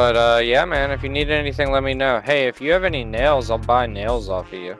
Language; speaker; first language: English; native; English